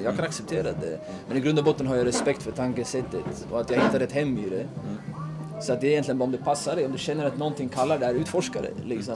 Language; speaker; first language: Swedish; native; Swedish